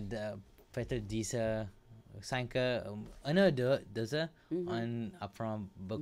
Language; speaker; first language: French; non-native, learner; English